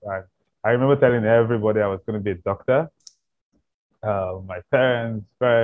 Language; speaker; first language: English; non-native, local second language; Igbo